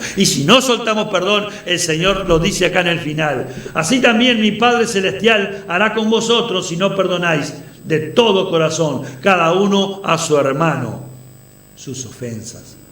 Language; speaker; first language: Spanish; native; Spanish